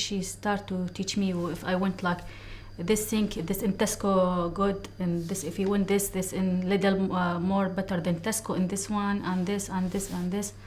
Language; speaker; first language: English; non-native, learner; Arabic